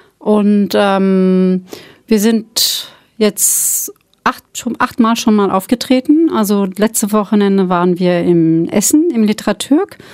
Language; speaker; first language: German; early bilingual, other home language; Turkish